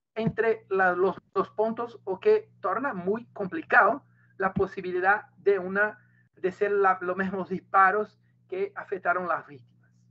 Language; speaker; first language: Spanish; non-native, learner; Portuguese